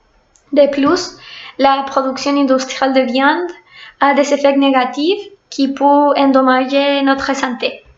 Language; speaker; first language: French; non-native, fluent; Spanish